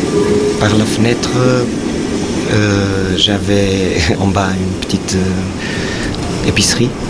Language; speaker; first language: French; non-native, fluent; Portuguese